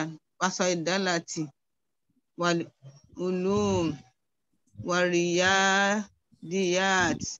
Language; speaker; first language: Arabic; non-native, learner; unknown